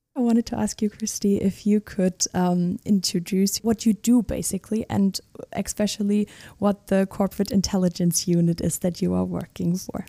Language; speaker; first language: English; non-native, fluent; German